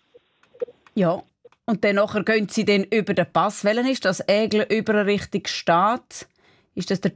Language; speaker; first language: German; native; German